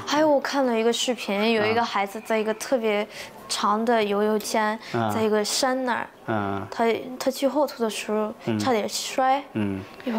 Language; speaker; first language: Chinese; early bilingual, heritage; Chinese